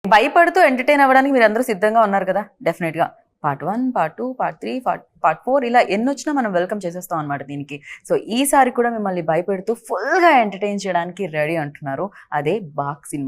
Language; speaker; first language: Telugu; native; Telugu